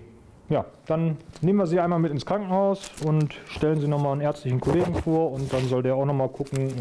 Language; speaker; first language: German; native; German